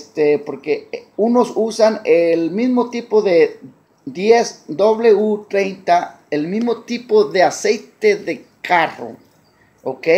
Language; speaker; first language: Spanish; early bilingual, heritage; Spanish